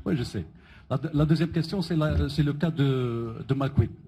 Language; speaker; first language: French; non-native, local second language; Arabic